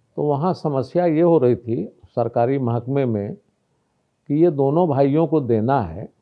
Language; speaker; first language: Hindi; native; Hindi